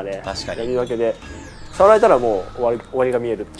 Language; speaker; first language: Japanese; native; Japanese